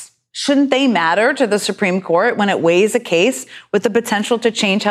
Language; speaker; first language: English; native; English